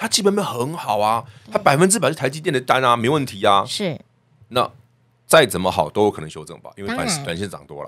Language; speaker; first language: Chinese; native; Chinese